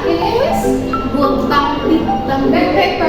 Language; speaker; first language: English; non-native, learner; Indonesian